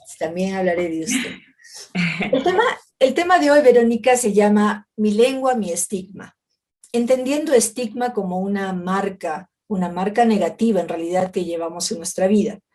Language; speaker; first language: Spanish; native; Spanish